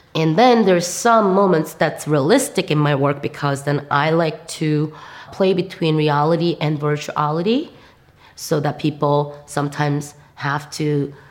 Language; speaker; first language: English; non-native, fluent; Korean